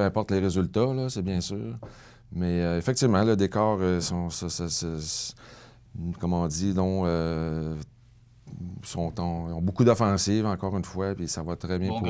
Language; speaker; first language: French; native; French